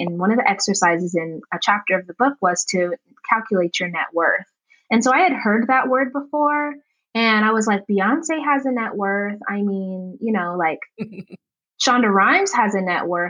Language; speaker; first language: English; native; English